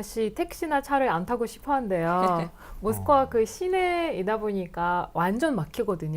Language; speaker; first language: Korean; non-native, fluent; Russian